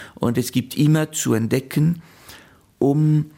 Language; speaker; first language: German; non-native, fluent; French